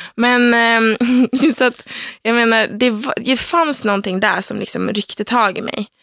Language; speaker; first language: Swedish; native; Swedish